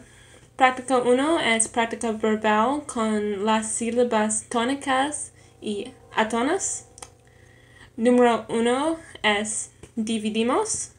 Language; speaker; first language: Spanish; non-native, learner; English